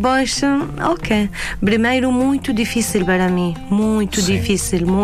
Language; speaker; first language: Portuguese; non-native, learner; Arabic